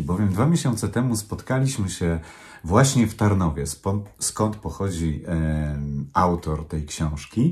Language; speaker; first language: Polish; native; Polish